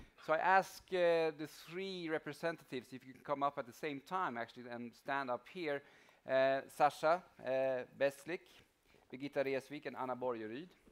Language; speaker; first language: English; non-native, fluent; Swedish